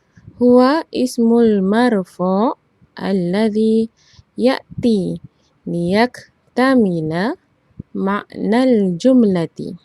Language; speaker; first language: Arabic; non-native, fluent; Malay